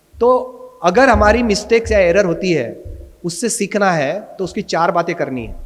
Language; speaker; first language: Hindi; non-native, local second language; Marathi